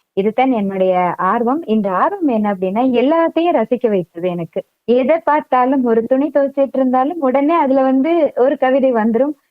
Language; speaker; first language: Tamil; non-native, local second language; Malayalam